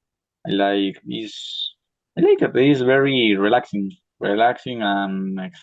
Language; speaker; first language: English; non-native, learner; Spanish